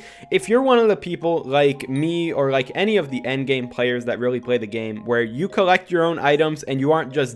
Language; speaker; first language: English; native; English